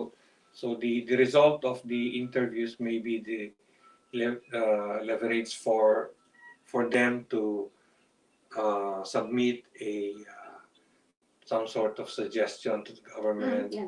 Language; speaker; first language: English; non-native, local second language; Filipino